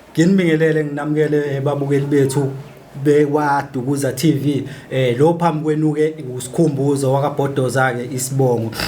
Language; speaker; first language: Zulu; native; Zulu